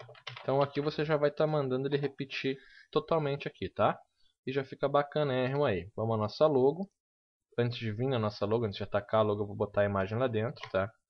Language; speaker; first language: Portuguese; native; Portuguese